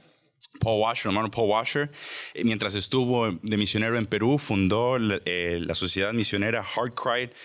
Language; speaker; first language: Spanish; native; Spanish